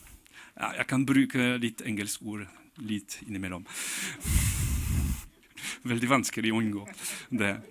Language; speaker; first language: Norwegian; non-native, fluent; French